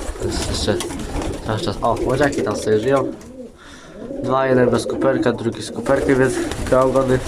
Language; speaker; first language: Polish; native; Polish